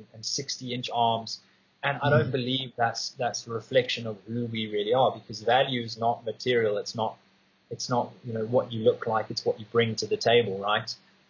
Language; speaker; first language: English; native; English